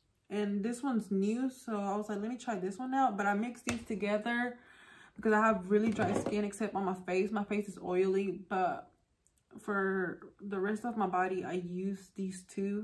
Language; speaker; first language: English; early bilingual, other home language; Spanish